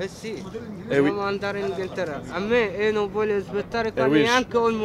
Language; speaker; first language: Italian; non-native, learner; Arabic